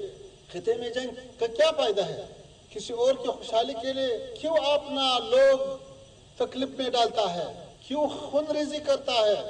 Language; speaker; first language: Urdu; non-native, fluent; Pashto